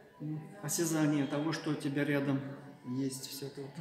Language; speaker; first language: Russian; native; Russian